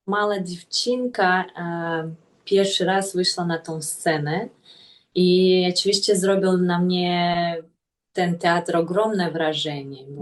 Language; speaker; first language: Polish; non-native, fluent; Russian